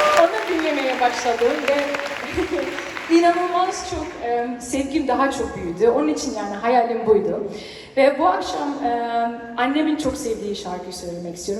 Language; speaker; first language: Turkish; early bilingual, heritage; Turkish